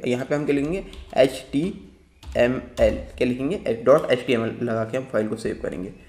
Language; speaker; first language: Hindi; native; Hindi